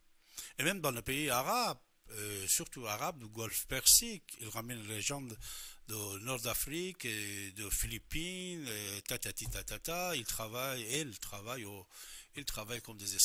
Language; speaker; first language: French; non-native, fluent; Persian